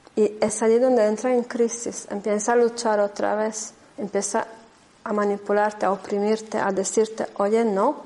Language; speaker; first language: Spanish; non-native, fluent; German